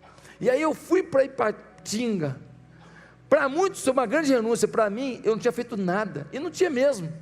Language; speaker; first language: Portuguese; native; Portuguese